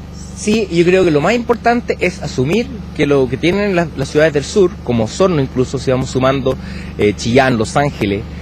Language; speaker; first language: Spanish; native; Spanish